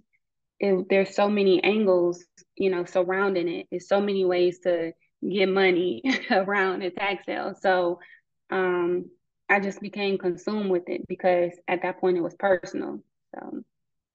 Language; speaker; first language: English; native; English